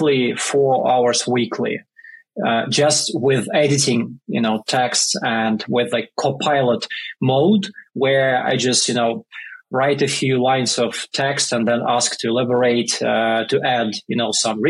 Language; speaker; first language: English; non-native, fluent; Russian